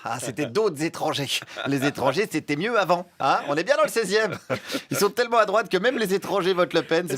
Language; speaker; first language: French; native; French